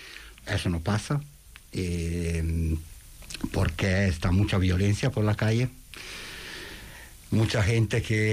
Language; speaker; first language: Spanish; non-native, fluent; Italian